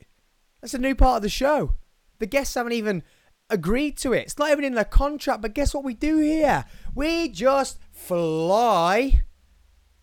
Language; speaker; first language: English; native; English